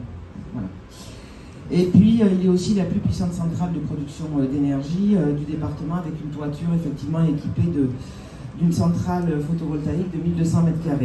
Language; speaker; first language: French; native; French